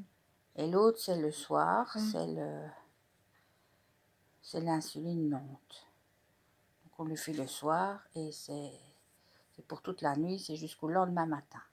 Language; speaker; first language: French; native; French